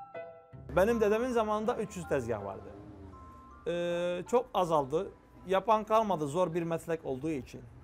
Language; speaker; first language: Turkish; native; Turkish